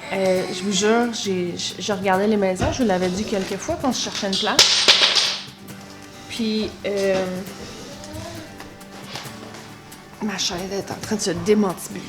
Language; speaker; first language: French; native; French